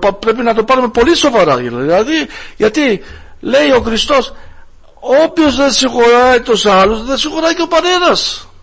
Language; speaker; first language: Greek; non-native, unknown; German